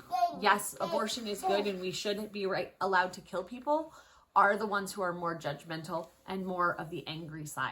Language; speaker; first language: English; native; English